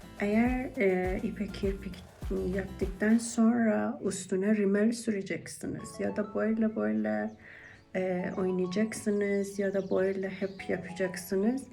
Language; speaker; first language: Turkish; non-native, learner; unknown